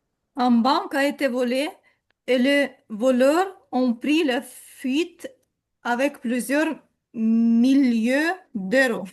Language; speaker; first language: French; non-native, learner; Ukrainian